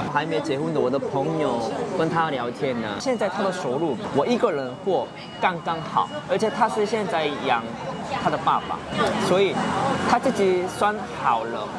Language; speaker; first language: Chinese; non-native, fluent; Korean